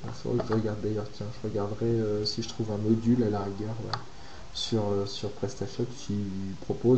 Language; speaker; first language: French; native; French